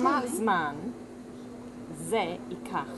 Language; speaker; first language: Hebrew; non-native, learner; English